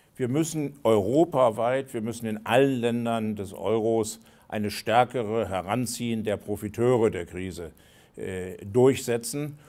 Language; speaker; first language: German; native; German